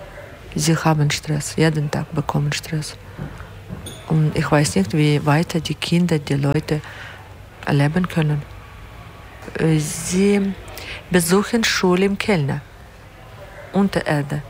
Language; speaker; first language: German; non-native, learner; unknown